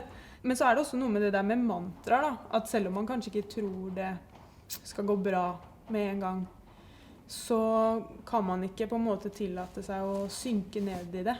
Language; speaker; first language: Norwegian; native; Norwegian